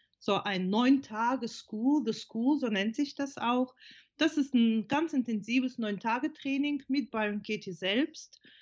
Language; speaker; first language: German; non-native, fluent; Russian